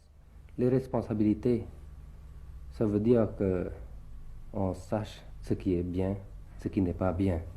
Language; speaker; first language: French; early bilingual, other home language; Thai